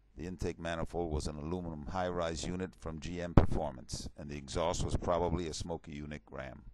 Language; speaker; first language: English; early bilingual, other home language; Italian